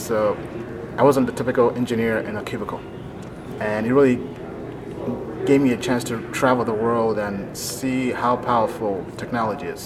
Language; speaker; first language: English; native; English